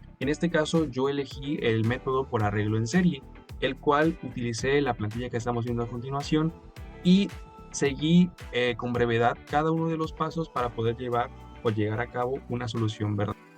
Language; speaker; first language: Spanish; native; Spanish